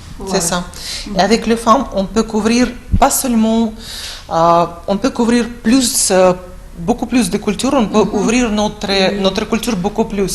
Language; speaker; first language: French; non-native, fluent; Russian